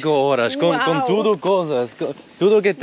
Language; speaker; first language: Portuguese; non-native, learner; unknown